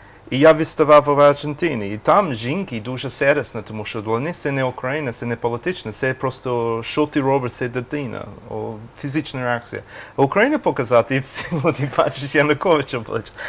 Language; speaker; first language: Ukrainian; non-native, learner; English